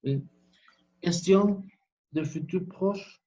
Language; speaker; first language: French; non-native, fluent; Spanish